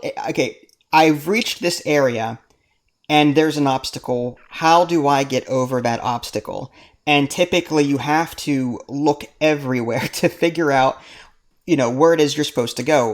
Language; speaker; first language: English; native; English